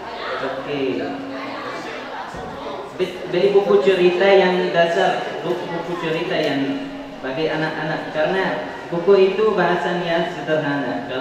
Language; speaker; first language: Indonesian; non-native, fluent; Arabic